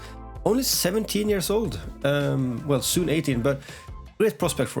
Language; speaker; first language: English; non-native, fluent; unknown